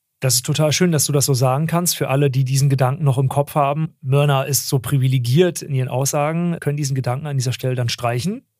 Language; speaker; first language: German; early bilingual, other home language; Turkish